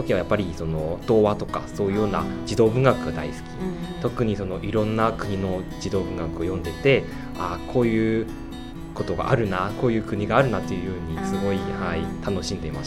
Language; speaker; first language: Japanese; non-native, fluent; Chinese